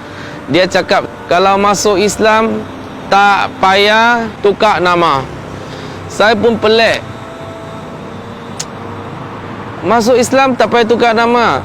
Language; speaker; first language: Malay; non-native, local second language; Chinese